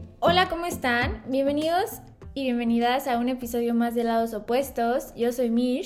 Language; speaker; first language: Spanish; native; Spanish